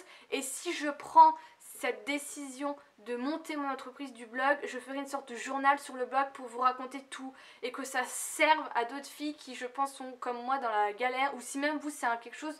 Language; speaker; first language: French; native; French